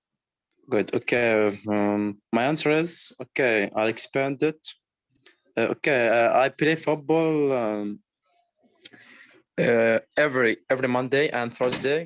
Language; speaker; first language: English; non-native, learner; Arabic